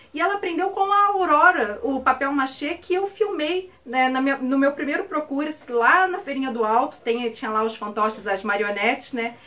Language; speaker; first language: Portuguese; native; Portuguese